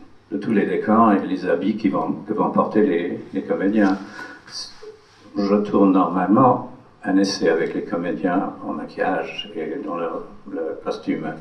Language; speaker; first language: French; non-native, fluent; English